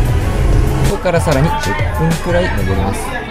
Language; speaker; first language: Japanese; native; Japanese